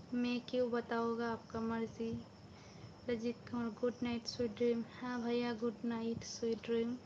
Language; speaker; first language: Hindi; non-native, local second language; Bangla